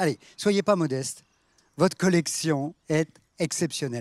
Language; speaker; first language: French; native; French